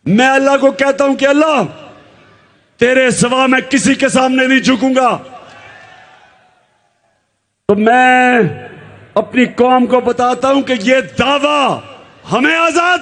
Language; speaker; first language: Urdu; native; Urdu